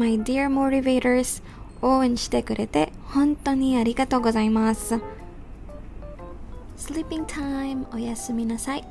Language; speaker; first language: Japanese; non-native, fluent; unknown